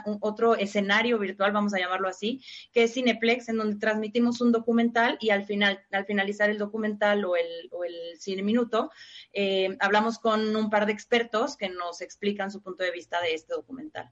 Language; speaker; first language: Spanish; native; Spanish